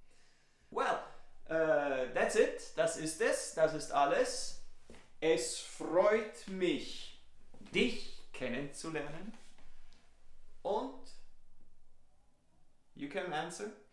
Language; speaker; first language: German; non-native, fluent; Italian